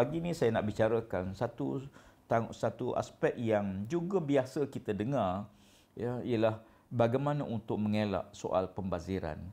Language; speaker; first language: Malay; native; Malay